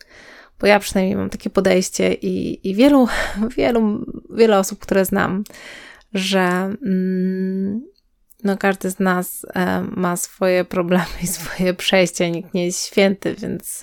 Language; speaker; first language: Polish; native; Polish